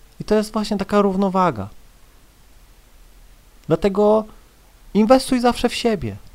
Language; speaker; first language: Polish; native; Polish